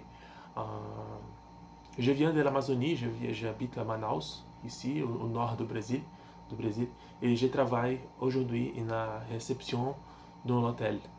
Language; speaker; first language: French; non-native, learner; Portuguese